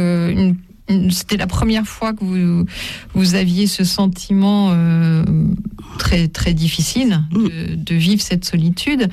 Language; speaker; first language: French; native; French